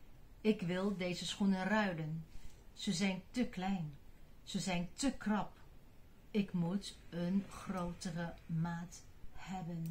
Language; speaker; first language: Dutch; non-native, fluent; Chinese